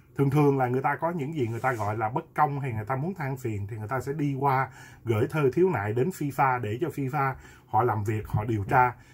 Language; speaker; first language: Vietnamese; native; Vietnamese